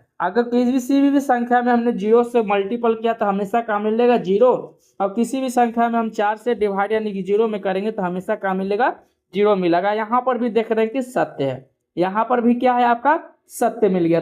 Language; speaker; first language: Hindi; native; Hindi